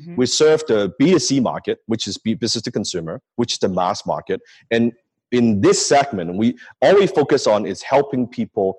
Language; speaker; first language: English; non-native, local second language; Cantonese